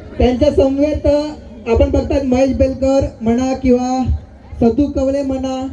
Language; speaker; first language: Marathi; native; Marathi